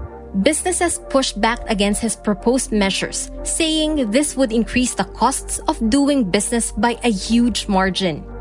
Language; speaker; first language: English; non-native, local second language; Filipino